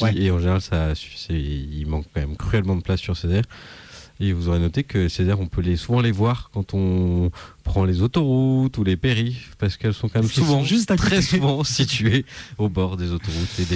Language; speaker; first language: French; native; French